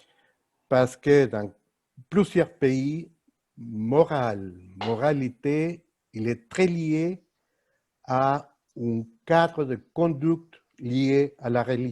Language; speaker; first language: French; non-native, fluent; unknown